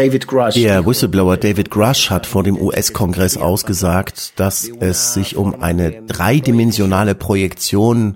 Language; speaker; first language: German; native; German